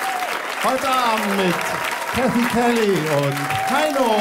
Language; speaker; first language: German; native; German